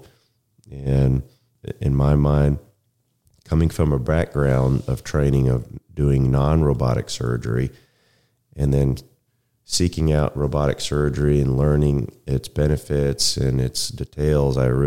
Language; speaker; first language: English; native; English